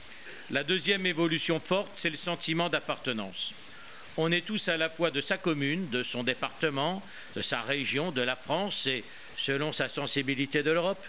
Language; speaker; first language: French; native; French